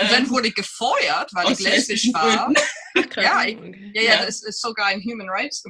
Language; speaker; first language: German; non-native, fluent; English